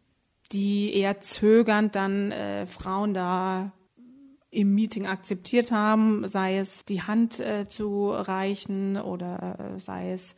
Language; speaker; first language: German; early bilingual, other home language; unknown